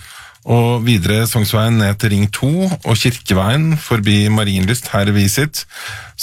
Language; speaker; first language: Norwegian; native; Norwegian